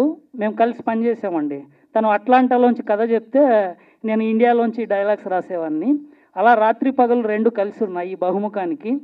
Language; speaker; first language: Telugu; native; Telugu